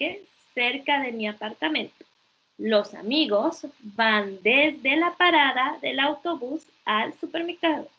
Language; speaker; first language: Spanish; non-native, learner; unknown